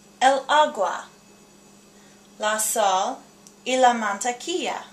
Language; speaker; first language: Spanish; non-native, learner; English